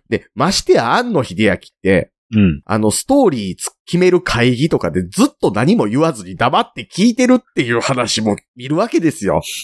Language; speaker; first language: Japanese; native; Japanese